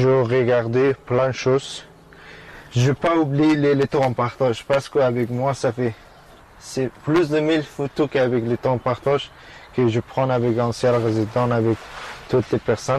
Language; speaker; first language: French; non-native, learner; Persian